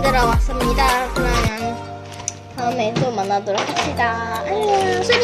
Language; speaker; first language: Korean; native; Korean